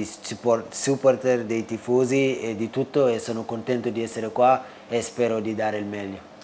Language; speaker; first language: Italian; non-native, fluent; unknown